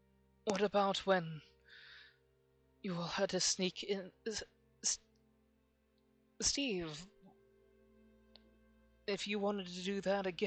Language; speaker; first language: English; native; English